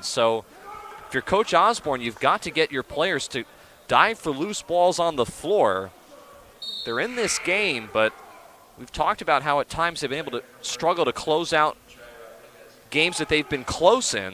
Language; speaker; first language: English; native; English